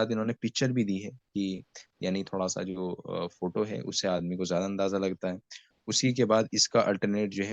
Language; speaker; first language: Hindi; native; Hindi